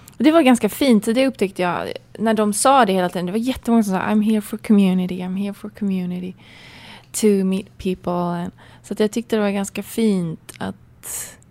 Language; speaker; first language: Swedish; early bilingual, other home language; Persian